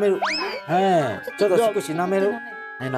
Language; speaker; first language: Japanese; non-native, learner; Min Nan Chinese